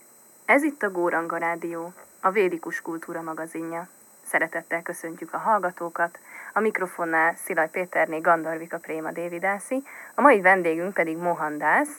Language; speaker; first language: Hungarian; native; Hungarian